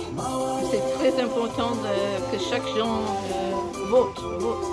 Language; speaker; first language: French; non-native, learner; English